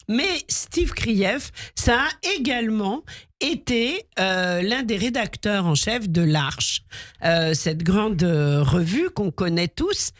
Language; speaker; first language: French; native; French